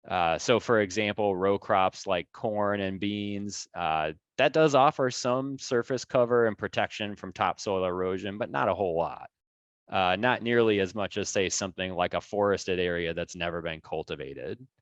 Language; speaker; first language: English; native; English